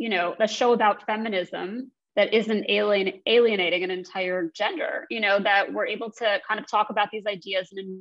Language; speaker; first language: English; native; English